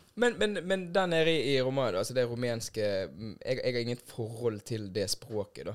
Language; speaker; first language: Norwegian; native; Norwegian